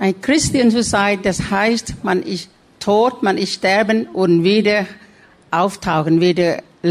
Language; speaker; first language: German; non-native, learner; Thai